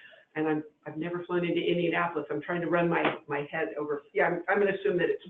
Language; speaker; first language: English; native; English